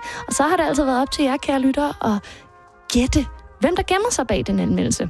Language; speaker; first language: Danish; native; Danish